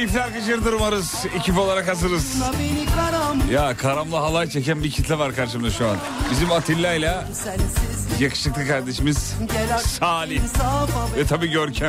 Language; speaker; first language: Turkish; native; Turkish